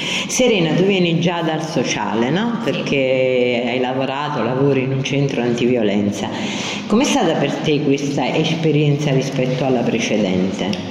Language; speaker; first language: Italian; native; Italian